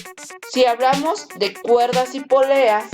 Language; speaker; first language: Spanish; native; Spanish